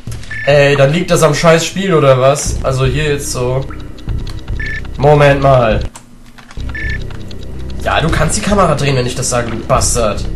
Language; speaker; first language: German; native; German